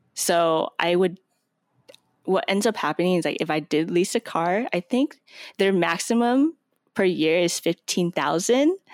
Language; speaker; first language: English; native; English